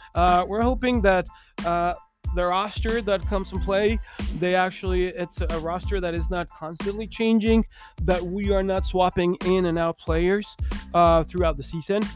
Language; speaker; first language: English; non-native, fluent; Spanish